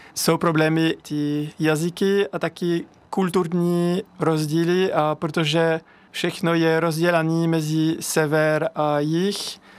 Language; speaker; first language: Czech; non-native, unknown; French